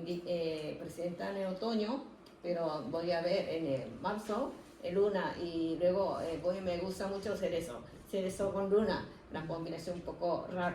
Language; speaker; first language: Spanish; non-native, fluent; Japanese